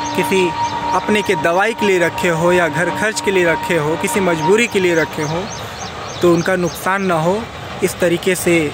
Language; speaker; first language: Hindi; native; Hindi